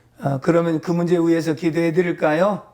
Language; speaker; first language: Korean; native; Korean